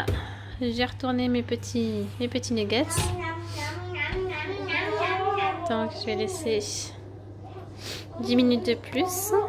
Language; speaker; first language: French; native; French